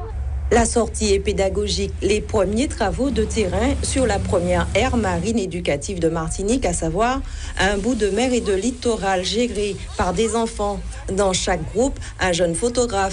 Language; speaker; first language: French; native; French